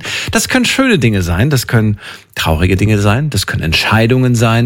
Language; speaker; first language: German; native; German